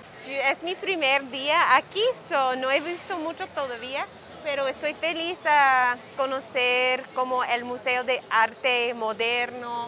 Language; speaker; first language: Spanish; non-native, learner; English